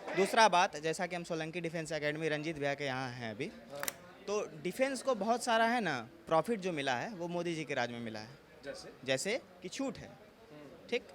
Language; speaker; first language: Hindi; native; Hindi